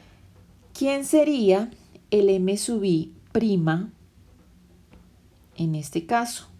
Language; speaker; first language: Spanish; native; Spanish